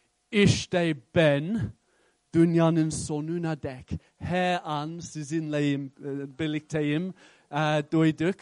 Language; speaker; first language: Turkish; non-native, fluent; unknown